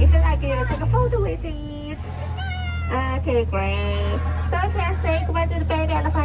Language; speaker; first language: English; non-native, learner; Cantonese